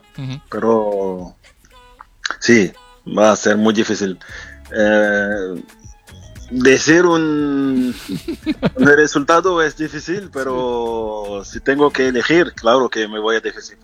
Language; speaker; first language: Spanish; non-native, fluent; French